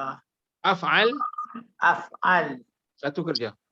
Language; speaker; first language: Indonesian; non-native, local second language; Malay